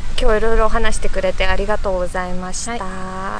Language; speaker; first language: Japanese; non-native, fluent; Russian